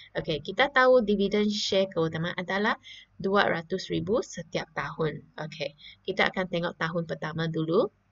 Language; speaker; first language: Malay; non-native, local second language; Chinese